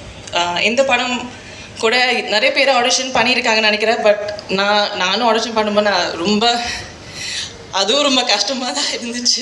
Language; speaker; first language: Tamil; non-native, fluent; Malayalam